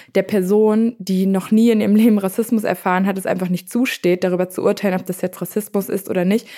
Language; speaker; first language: German; native; German